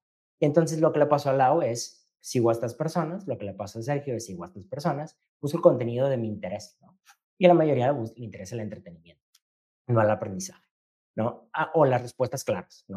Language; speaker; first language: Spanish; native; Spanish